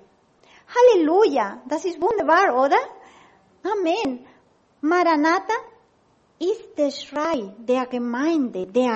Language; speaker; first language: German; non-native, learner; Spanish